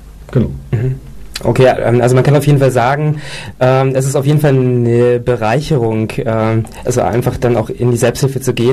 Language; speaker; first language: German; native; German